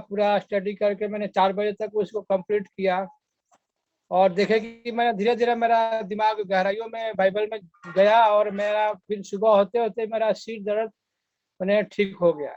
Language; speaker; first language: Hindi; non-native, local second language; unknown